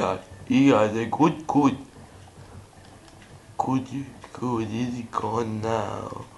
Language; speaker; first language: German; non-native, learner; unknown